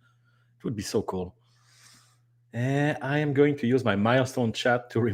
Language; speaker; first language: English; non-native, fluent; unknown